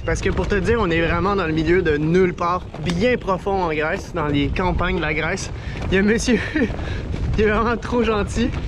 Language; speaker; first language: French; native; French